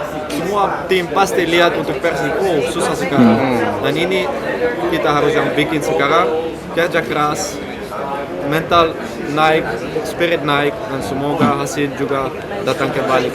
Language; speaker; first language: Indonesian; non-native, fluent; Dutch